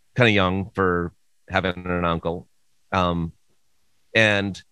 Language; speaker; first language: English; native; English